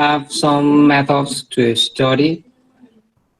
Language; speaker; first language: English; non-native, learner; Spanish